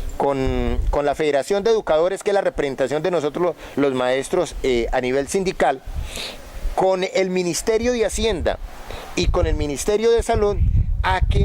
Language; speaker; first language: Spanish; native; Spanish